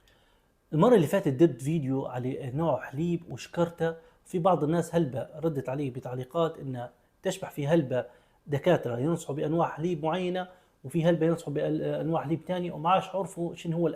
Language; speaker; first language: Arabic; native; Arabic